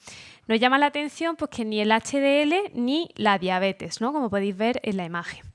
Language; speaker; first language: Spanish; native; Spanish